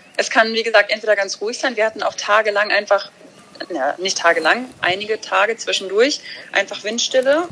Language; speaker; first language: German; early bilingual, other home language; Russian